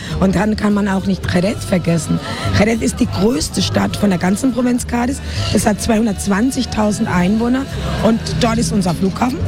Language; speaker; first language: German; non-native, fluent; Spanish